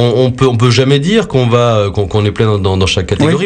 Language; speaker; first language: French; native; French